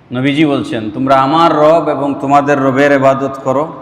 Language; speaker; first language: Bangla; non-native, local second language; Sylheti